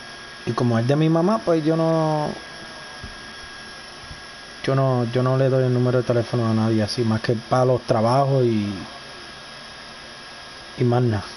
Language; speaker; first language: Spanish; native; Spanish